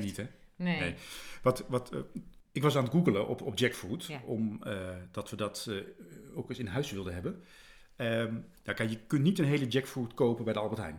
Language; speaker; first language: Dutch; native; Dutch